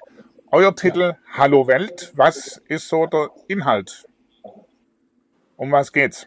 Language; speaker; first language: German; native; German